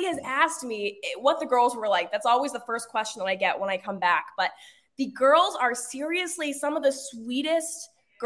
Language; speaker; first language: English; native; English